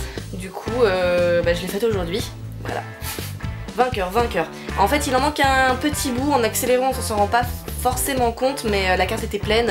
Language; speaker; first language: French; native; French